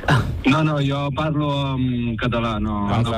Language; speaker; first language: Catalan; early bilingual, other home language; Arabic